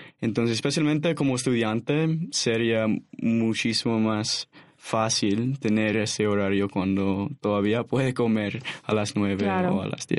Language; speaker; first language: Spanish; non-native, learner; English